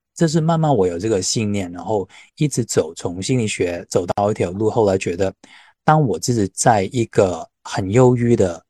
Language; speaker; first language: Chinese; non-native, local second language; Cantonese